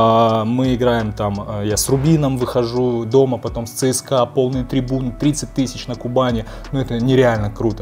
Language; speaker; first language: Russian; native; Russian